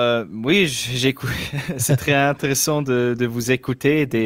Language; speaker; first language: French; non-native, local second language; German